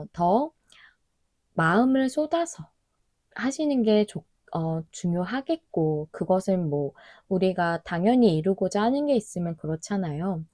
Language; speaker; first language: Korean; native; Korean